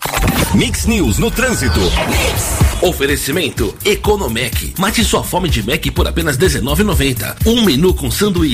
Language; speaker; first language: Portuguese; native; Portuguese